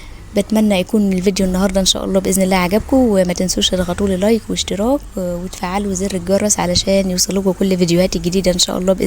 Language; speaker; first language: Arabic; native; Arabic